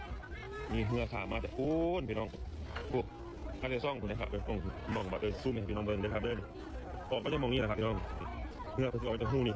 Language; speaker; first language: Thai; non-native, local second language; Lao